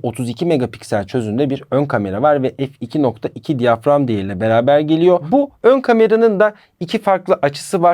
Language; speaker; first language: Turkish; native; Turkish